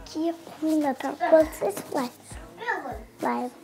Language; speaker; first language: Russian; non-native, local second language; Kazakh